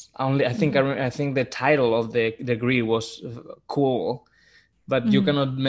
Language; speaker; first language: English; non-native, fluent; Spanish